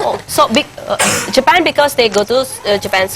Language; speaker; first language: English; non-native, learner; Indonesian